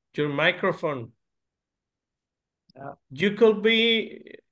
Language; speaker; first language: English; non-native, learner; Spanish